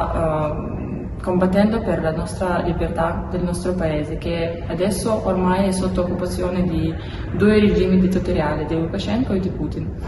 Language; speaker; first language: Italian; non-native, learner; Belarusian